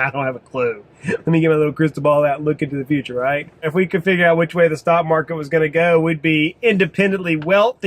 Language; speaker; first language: English; native; English